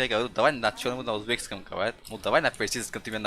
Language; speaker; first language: Russian; non-native, local second language; Tajik